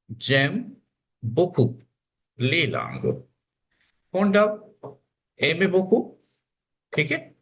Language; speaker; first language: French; non-native, fluent; Hindi